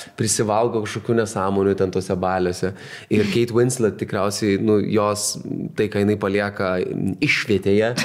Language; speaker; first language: Lithuanian; native; Lithuanian